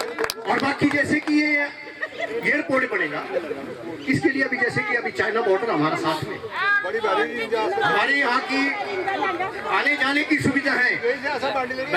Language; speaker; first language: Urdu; non-native, local second language; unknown